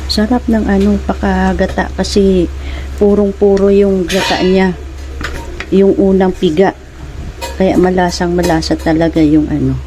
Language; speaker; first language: Filipino; native; Filipino